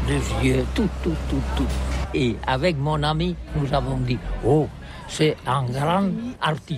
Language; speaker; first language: French; non-native, learner; Catalan